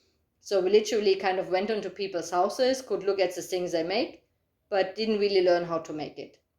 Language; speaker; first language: English; non-native, fluent; German